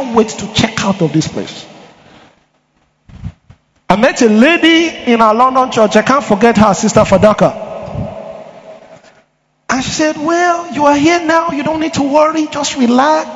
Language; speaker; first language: English; non-native, local second language; Yoruba